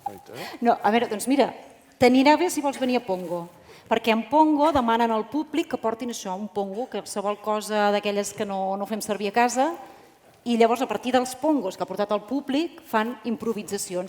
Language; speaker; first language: Catalan; native; Catalan